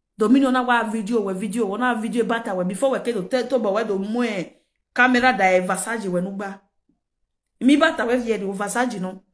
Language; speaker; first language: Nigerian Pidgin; non-native, local second language; Yoruba